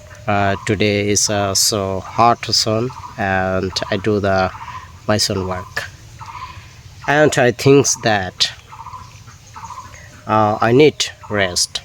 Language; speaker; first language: English; non-native, learner; Bangla